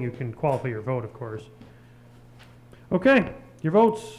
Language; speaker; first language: English; native; English